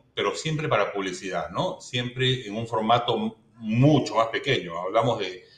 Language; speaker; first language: Spanish; native; Spanish